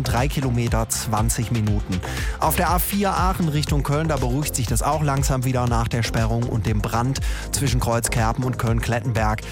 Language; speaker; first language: German; native; German